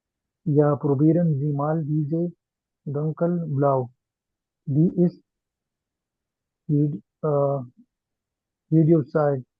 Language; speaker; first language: German; non-native, learner; Urdu